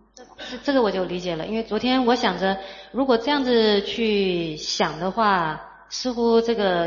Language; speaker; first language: Chinese; native; Chinese